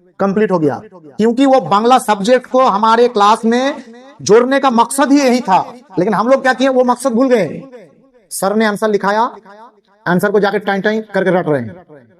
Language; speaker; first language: Hindi; non-native, local second language; Bangla